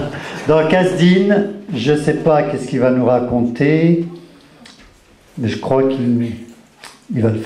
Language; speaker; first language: French; native; French